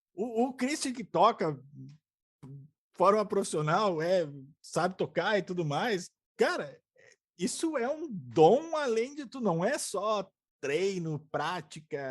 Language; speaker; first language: Portuguese; native; Portuguese